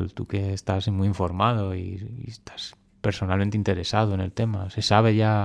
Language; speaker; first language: Spanish; native; Spanish